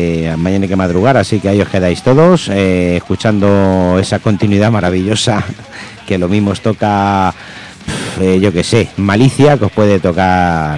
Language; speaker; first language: Spanish; native; Spanish